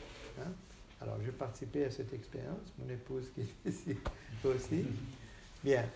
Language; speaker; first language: French; non-native, fluent; Portuguese